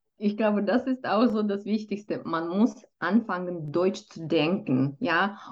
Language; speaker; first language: German; non-native, fluent; Romanian